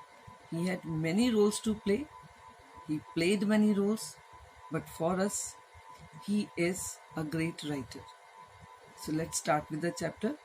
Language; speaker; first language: English; non-native, local second language; Hindi